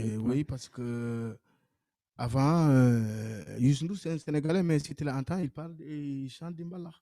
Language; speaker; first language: French; non-native, local second language; Wolof